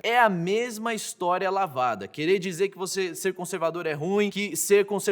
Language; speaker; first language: Portuguese; native; Portuguese